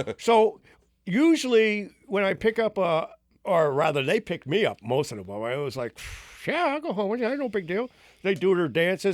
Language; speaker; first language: English; native; English